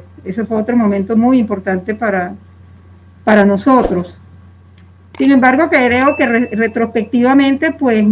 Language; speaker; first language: Spanish; native; Spanish